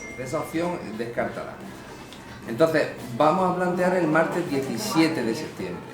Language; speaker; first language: Spanish; native; Spanish